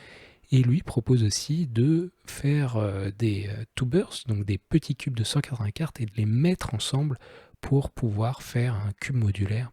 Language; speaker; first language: French; native; French